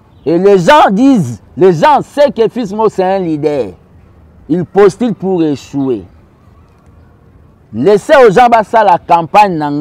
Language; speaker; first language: French; non-native, local second language; Lingala